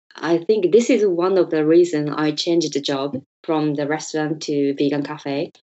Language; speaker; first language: English; non-native, learner; Japanese